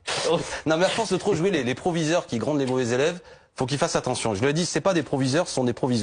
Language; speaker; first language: French; native; French